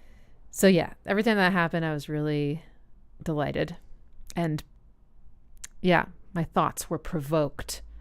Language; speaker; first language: English; native; English